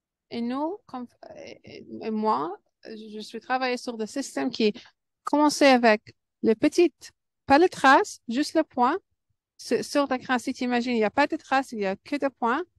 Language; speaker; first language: French; non-native, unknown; English